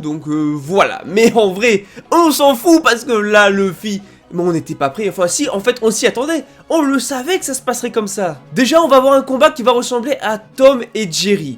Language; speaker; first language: French; native; French